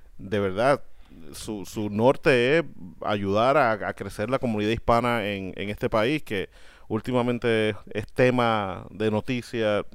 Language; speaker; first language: Spanish; native; Spanish